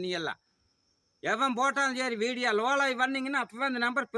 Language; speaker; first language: Tamil; native; Tamil